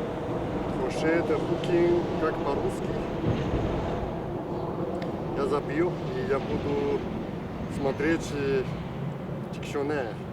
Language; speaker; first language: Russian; non-native, fluent; Chinese